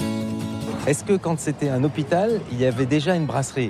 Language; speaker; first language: French; native; French